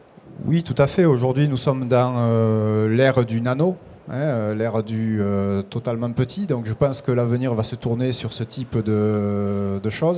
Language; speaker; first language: French; native; French